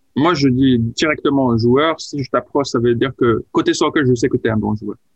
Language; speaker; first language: French; non-native, local second language; Arabic